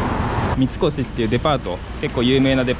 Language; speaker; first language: Japanese; native; Japanese